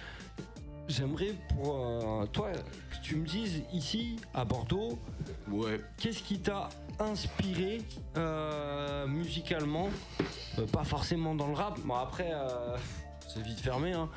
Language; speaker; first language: French; native; French